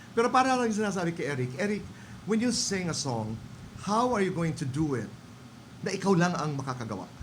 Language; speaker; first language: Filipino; non-native, local second language; Waray